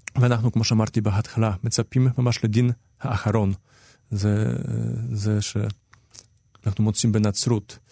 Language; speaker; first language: Hebrew; non-native, fluent; Polish